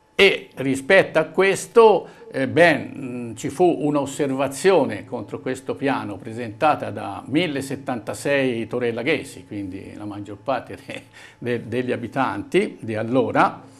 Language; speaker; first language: Italian; native; Italian